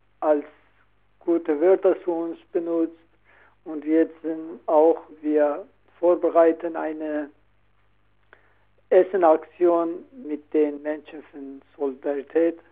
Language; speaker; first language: German; non-native, learner; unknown